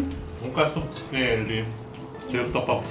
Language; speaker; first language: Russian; non-native, learner; Korean